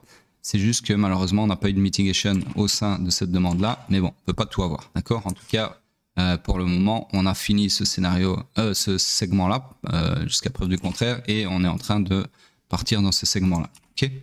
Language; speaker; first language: French; native; French